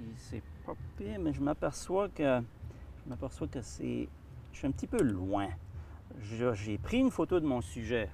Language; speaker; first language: French; native; French